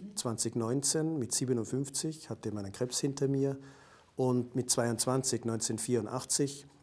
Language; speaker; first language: German; native; German